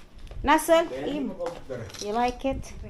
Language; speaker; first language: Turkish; non-native, learner; Filipino